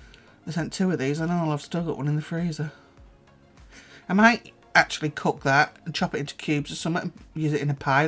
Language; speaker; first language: English; native; English